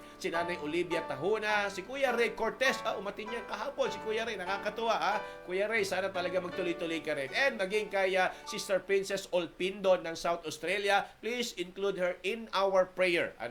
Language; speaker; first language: Filipino; native; Filipino